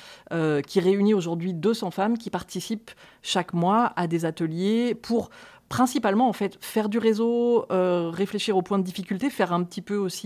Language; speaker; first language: French; native; French